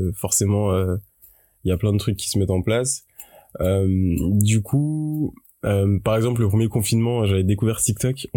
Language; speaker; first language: French; native; French